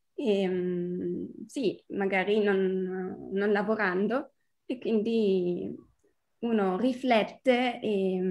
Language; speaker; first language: Italian; non-native, fluent; German